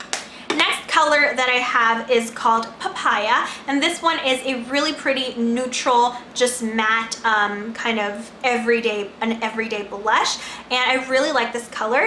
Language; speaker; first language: English; non-native, local second language; Filipino